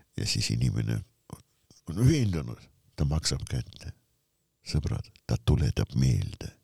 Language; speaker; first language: Estonian; non-native, local second language; Russian